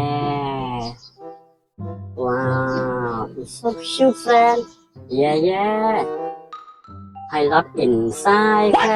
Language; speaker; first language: English; non-native, learner; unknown